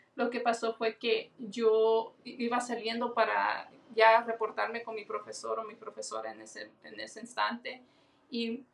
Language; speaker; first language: Spanish; early bilingual, heritage; Spanish